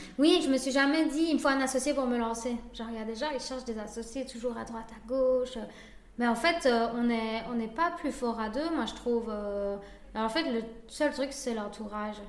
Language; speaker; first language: French; early bilingual, other home language; Spanish